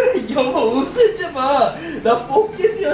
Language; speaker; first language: Korean; non-native, learner; English